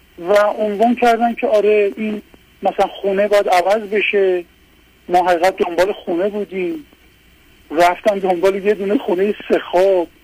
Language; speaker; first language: Persian; non-native, local second language; Azerbaijani